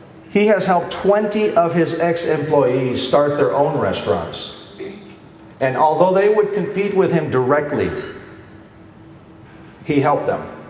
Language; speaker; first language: English; early bilingual, other home language; Spanish